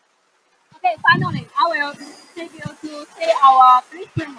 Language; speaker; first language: English; non-native, fluent; Chinese